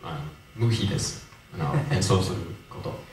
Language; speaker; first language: Japanese; non-native, fluent; English